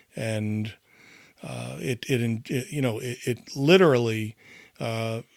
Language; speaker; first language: English; native; English